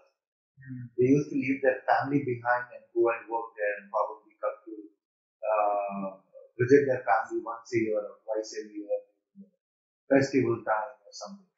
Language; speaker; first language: English; non-native, local second language; Persian